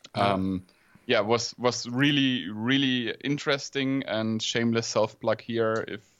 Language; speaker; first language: English; non-native, fluent; German